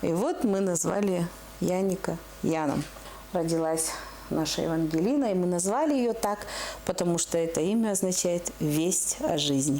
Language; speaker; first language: Russian; native; Russian